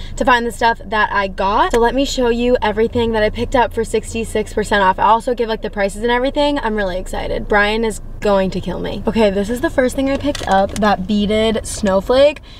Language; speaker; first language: English; native; English